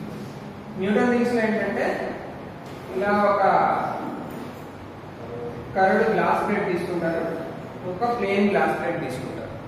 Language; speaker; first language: Telugu; native; Telugu